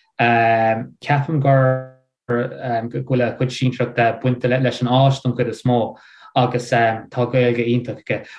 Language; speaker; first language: Irish; non-native, local second language; English